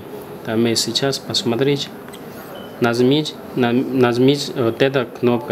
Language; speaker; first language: Russian; non-native, learner; Chinese